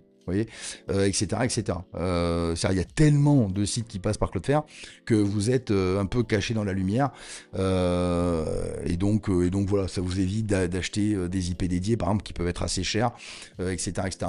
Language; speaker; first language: French; native; French